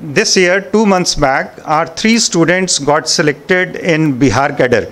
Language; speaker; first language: English; non-native, local second language; Punjabi